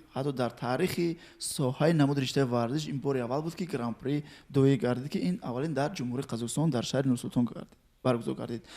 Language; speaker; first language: Tajik; native; Tajik